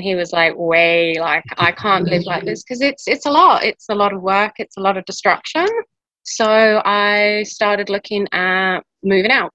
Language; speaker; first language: English; native; English